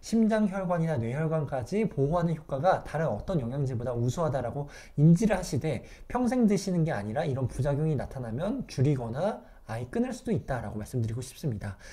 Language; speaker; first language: Korean; native; Korean